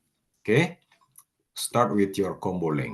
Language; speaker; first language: English; non-native, fluent; Indonesian